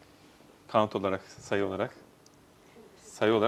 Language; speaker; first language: Turkish; native; Turkish